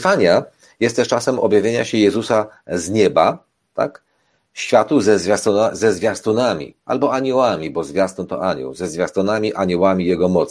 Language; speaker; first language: Polish; native; Polish